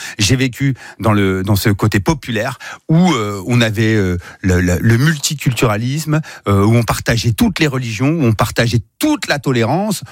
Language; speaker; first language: French; native; French